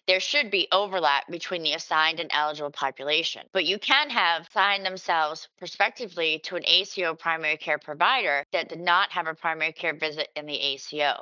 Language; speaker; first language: English; native; English